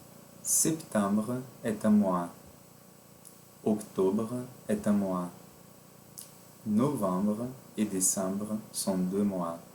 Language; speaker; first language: French; non-native, fluent; Portuguese